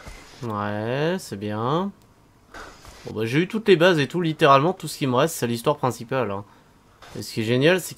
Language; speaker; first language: French; native; French